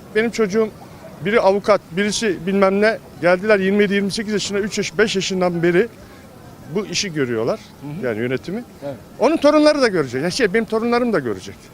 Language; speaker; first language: Turkish; native; Turkish